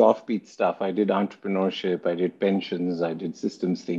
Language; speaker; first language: English; non-native, local second language; Hindi